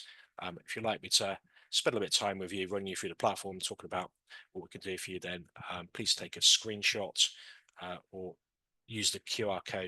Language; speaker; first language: English; native; English